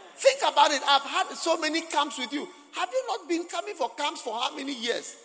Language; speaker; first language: English; non-native, local second language; Akan